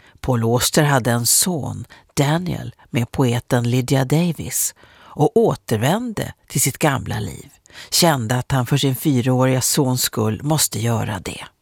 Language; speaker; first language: Swedish; native; Swedish